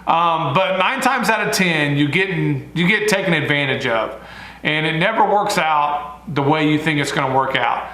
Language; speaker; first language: English; native; English